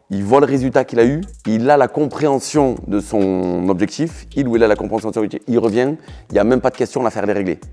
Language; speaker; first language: French; native; French